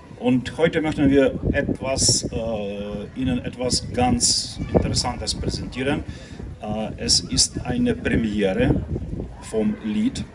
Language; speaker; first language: German; non-native, learner; Ukrainian